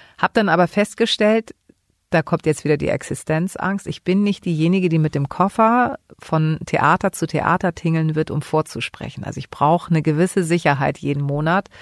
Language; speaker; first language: German; early bilingual, other home language; Greek